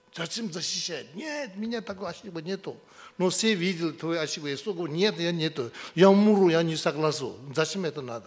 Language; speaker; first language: Russian; non-native, learner; Tibetan